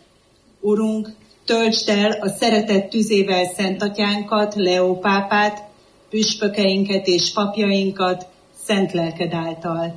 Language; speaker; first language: Hungarian; native; Hungarian